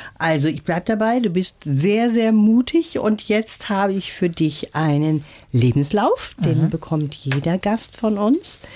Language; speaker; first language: German; native; German